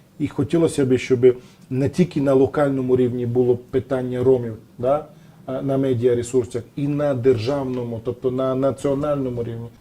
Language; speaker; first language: Ukrainian; non-native, local second language; Romany